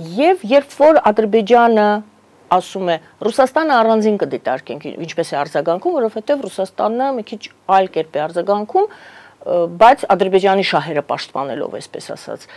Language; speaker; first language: Armenian; native; Armenian